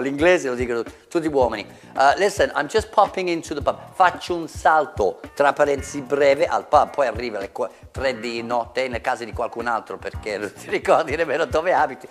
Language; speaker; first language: Italian; non-native, fluent; English